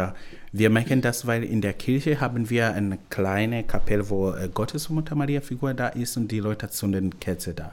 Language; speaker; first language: German; non-native, learner; Swahili